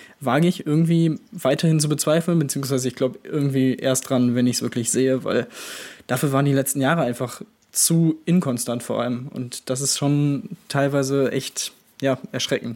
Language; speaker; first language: German; native; German